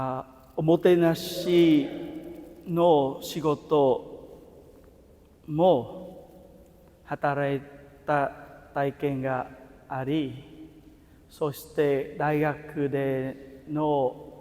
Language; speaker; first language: Japanese; non-native, fluent; Vietnamese